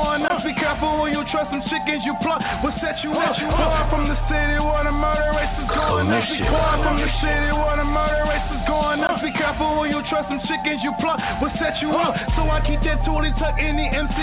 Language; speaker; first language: English; native; English